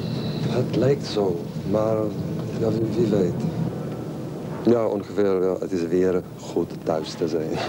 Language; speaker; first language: Dutch; non-native, fluent; Czech